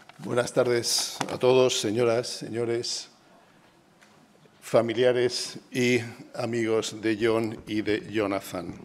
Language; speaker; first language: Spanish; native; Spanish